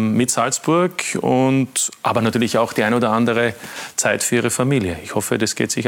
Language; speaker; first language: German; native; German